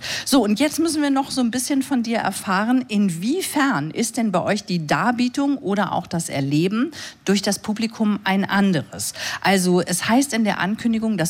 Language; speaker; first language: German; native; German